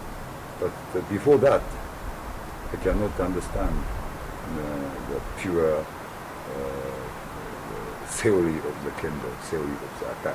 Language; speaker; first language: English; non-native, learner; Japanese